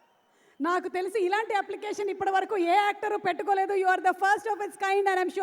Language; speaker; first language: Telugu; native; Telugu